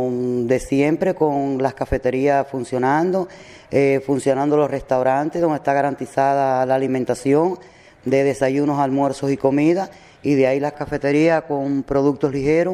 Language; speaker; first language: Spanish; native; Spanish